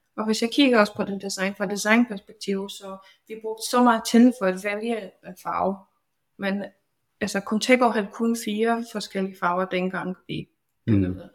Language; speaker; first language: Danish; non-native, fluent; Polish